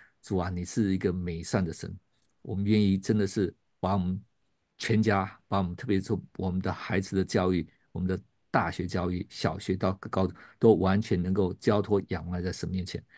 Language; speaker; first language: Chinese; native; Chinese